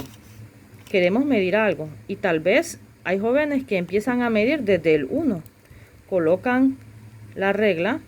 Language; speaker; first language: Spanish; native; Spanish